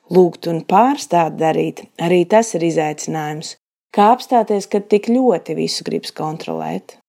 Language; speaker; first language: Latvian; native; Latvian